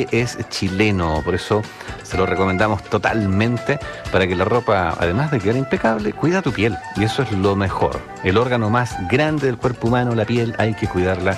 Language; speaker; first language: Spanish; native; Spanish